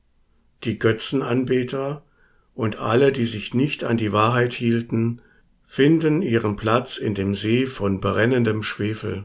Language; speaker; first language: German; native; German